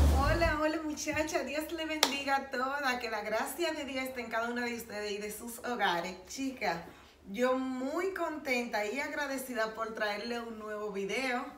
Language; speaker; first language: Spanish; native; Spanish